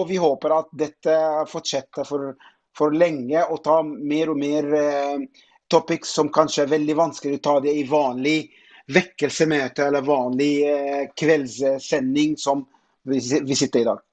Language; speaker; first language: Norwegian; non-native, fluent; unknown